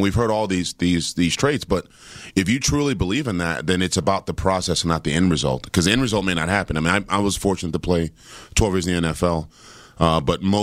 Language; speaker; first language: English; native; English